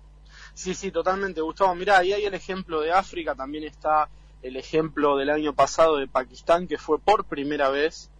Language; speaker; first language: Spanish; native; Spanish